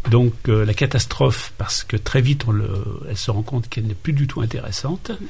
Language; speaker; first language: French; native; French